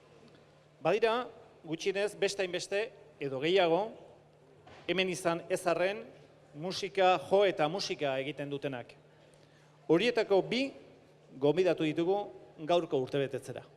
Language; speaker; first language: Basque; native; Basque